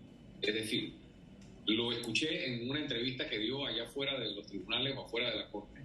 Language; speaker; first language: Spanish; native; Spanish